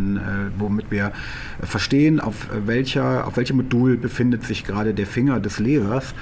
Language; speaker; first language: German; native; German